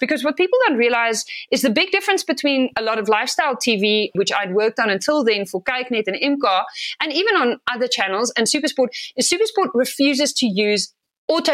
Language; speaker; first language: English; non-native, local second language; Afrikaans